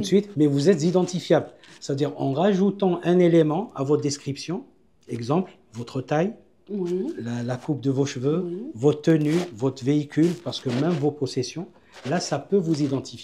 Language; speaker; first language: French; non-native, local second language; Arabic